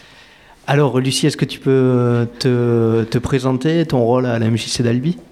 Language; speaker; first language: French; native; French